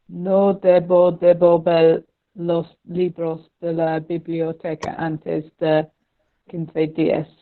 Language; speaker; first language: Spanish; non-native, learner; English